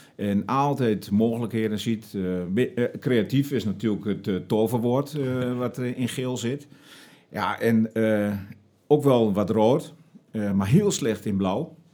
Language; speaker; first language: Dutch; native; Dutch